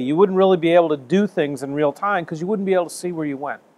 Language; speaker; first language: English; native; English